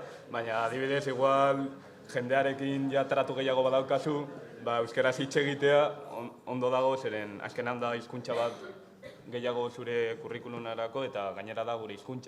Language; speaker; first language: Basque; non-native, local second language; Spanish